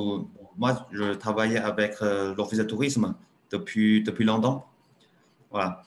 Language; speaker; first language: French; non-native, learner; Chinese